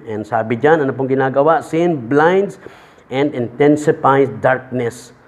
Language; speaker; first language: Filipino; native; Filipino